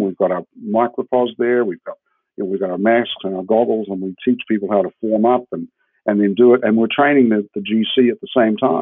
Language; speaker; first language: English; native; English